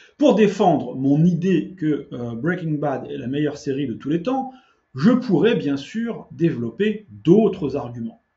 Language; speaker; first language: French; native; French